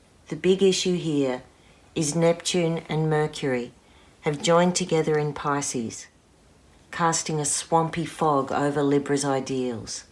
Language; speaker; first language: English; native; English